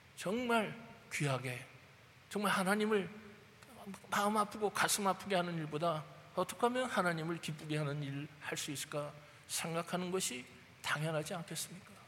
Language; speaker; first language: Korean; native; Korean